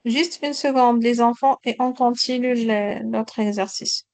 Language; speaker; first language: French; non-native, local second language; Arabic